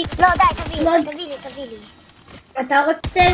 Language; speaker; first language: Hebrew; native; Hebrew